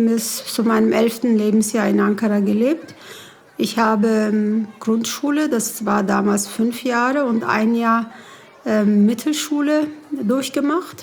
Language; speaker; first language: German; early bilingual, other home language; Kurdish